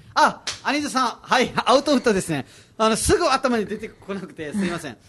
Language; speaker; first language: Japanese; non-native, fluent; Nepali